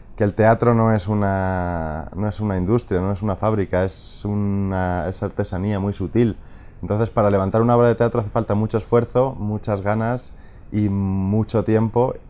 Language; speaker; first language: Spanish; native; Spanish